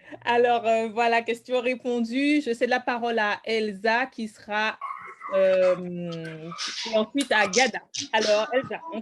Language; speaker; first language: French; native; French